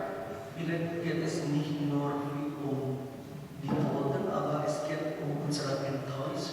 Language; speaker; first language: German; non-native, learner; Indonesian